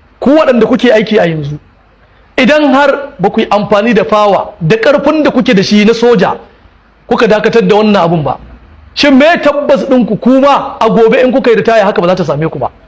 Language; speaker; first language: Hausa; native; Hausa